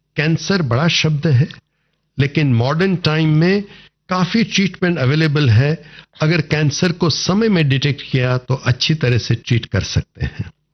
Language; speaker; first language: Hindi; non-native, local second language; Bangla